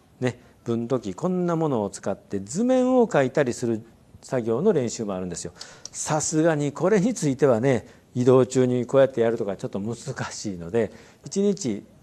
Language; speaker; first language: Japanese; native; Japanese